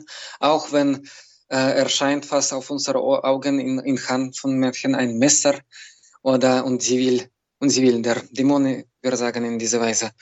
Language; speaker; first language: German; non-native, fluent; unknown